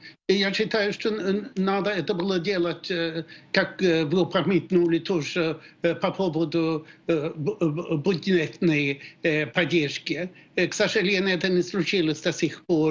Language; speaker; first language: Russian; non-native, fluent; Swedish